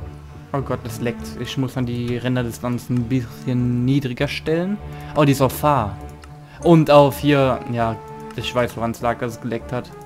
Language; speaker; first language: German; native; German